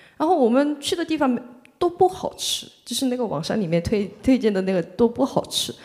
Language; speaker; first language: Chinese; non-native, fluent; Korean